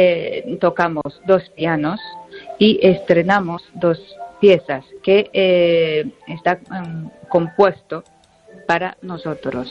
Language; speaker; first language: Spanish; non-native, learner; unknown